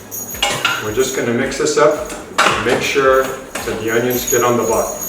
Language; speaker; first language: English; native; English